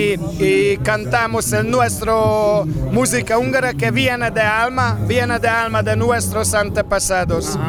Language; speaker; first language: Spanish; non-native, fluent; Hungarian